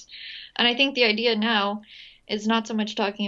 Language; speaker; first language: English; non-native, local second language; Filipino